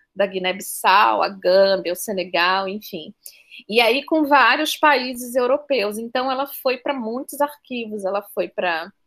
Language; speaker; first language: Portuguese; native; Portuguese